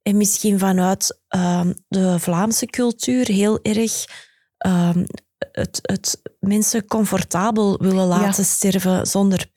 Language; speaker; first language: Dutch; native; Dutch